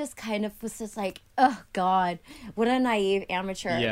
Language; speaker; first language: English; early bilingual, other home language; Greek